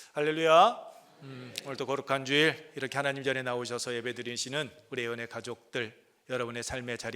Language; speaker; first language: Korean; native; Korean